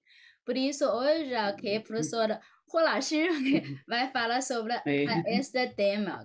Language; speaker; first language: Portuguese; non-native, fluent; Chinese